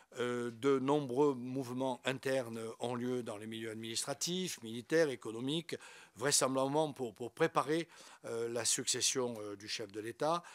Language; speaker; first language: French; native; French